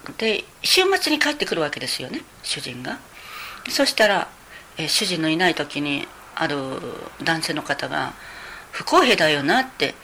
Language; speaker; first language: Japanese; native; Japanese